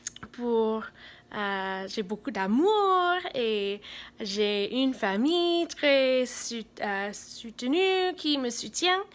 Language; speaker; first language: French; non-native, fluent; English